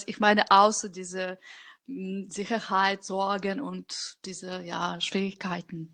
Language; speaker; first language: German; non-native, fluent; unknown